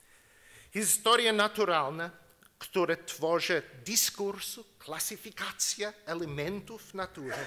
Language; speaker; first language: Polish; non-native, learner; English